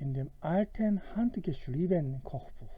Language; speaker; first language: German; non-native, fluent; Korean